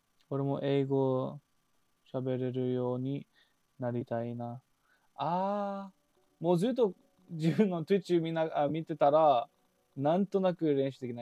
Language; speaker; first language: Japanese; early bilingual, heritage; Japanese